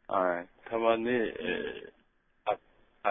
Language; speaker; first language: Japanese; non-native, learner; Korean